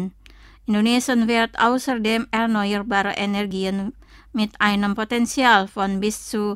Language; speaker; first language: German; non-native, fluent; Indonesian